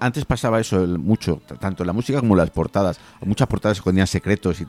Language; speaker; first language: Spanish; native; Spanish